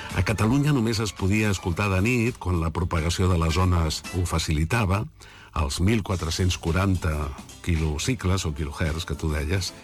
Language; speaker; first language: Catalan; native; Catalan